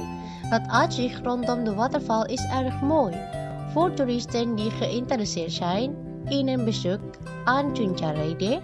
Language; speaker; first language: Dutch; non-native, fluent; Indonesian